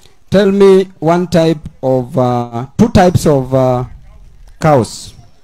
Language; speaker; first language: English; non-native, local second language; Luo (Kenya and Tanzania)